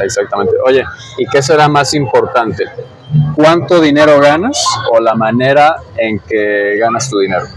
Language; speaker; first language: Spanish; native; Spanish